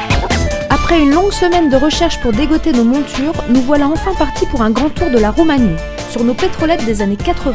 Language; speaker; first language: French; native; French